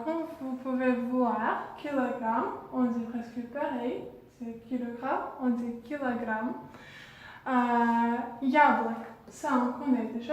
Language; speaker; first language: French; non-native, fluent; Russian